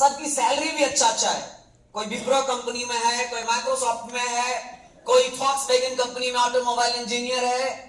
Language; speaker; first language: Hindi; native; Hindi